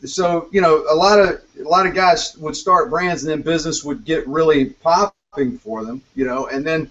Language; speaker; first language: English; native; English